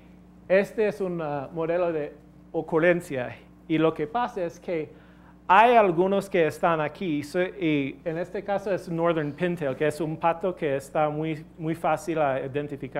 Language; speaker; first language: Spanish; non-native, fluent; English